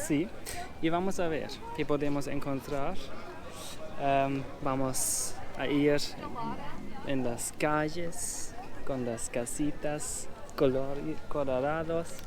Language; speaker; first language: Spanish; non-native, learner; German